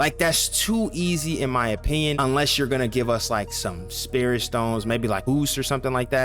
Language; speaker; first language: English; native; English